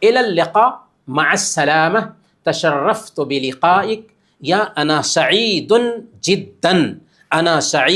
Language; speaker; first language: Arabic; non-native, fluent; Urdu